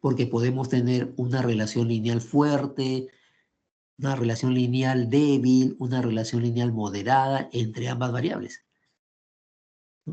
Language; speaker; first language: Spanish; native; Spanish